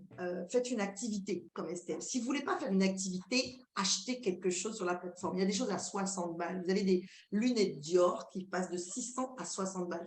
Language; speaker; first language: French; native; French